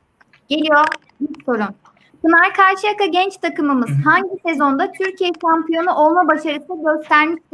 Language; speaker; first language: Turkish; native; Turkish